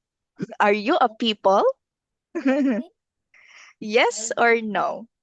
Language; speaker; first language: English; non-native, local second language; Filipino